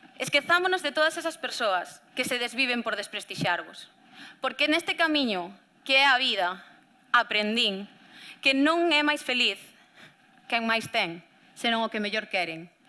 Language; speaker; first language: Galician; native; Galician